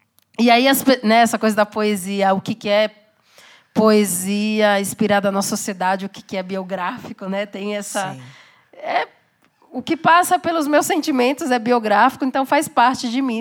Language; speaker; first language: Portuguese; native; Portuguese